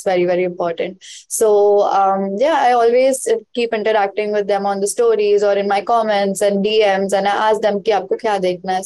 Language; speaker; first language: English; non-native, local second language; Hindi